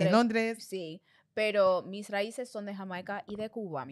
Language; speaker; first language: Spanish; non-native, learner; English